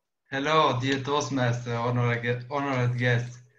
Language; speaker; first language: English; non-native, learner; Romanian